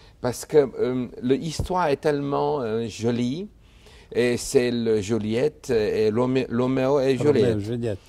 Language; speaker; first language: French; non-native, fluent; Chinese